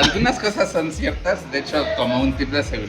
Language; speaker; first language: Spanish; native; Spanish